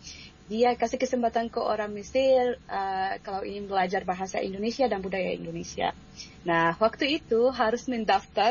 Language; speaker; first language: Indonesian; non-native, fluent; Arabic